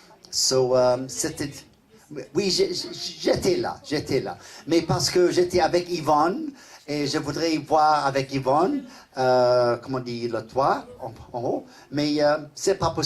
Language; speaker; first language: French; non-native, learner; English